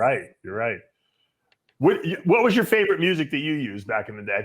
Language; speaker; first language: English; native; English